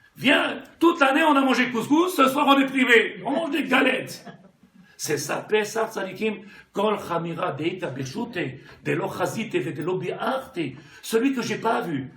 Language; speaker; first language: French; native; French